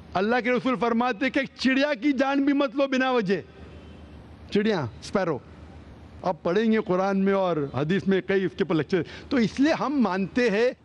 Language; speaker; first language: Hindi; non-native, local second language; Konkani